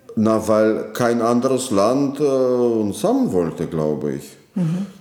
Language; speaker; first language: German; non-native, fluent; Russian